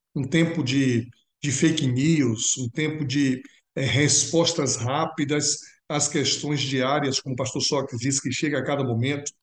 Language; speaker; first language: Portuguese; native; Portuguese